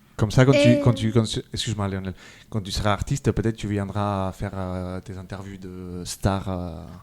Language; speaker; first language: French; native; French